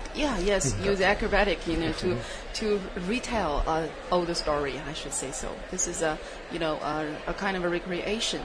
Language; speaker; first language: English; non-native, fluent; Chinese